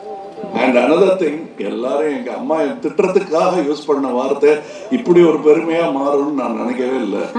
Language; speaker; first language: Tamil; native; Tamil